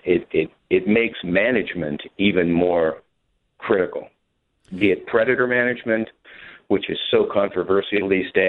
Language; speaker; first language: English; native; English